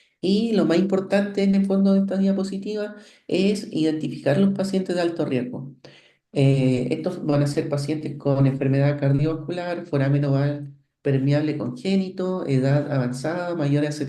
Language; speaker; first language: Spanish; native; Spanish